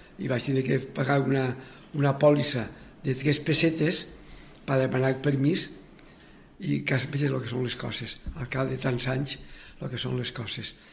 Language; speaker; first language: Catalan; native; Catalan